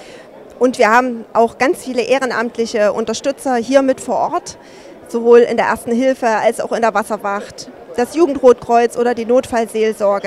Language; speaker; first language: German; native; German